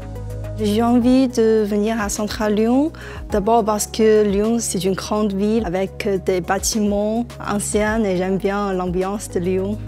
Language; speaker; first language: French; non-native, fluent; Chinese